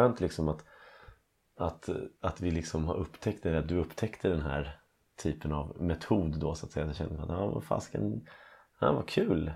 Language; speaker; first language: Swedish; native; Swedish